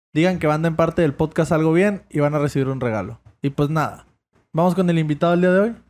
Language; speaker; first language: Spanish; native; Spanish